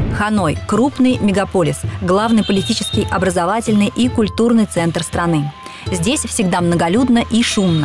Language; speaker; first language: Russian; native; Russian